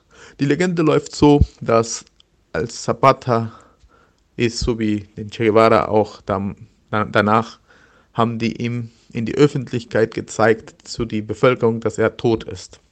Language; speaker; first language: German; non-native, learner; Spanish